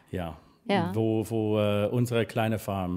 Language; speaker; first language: German; non-native, learner; English